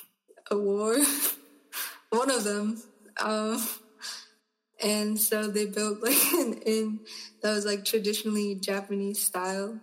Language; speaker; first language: English; early bilingual, other home language; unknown